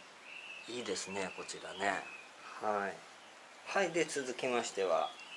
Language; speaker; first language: Japanese; native; Japanese